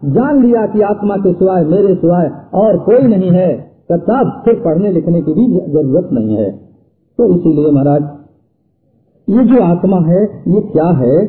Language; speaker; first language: Hindi; native; Hindi